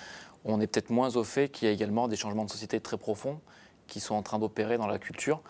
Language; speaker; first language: French; native; French